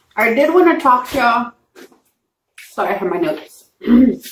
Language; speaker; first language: English; native; English